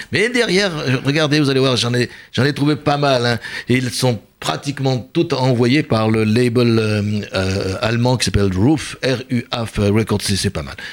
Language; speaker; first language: French; native; French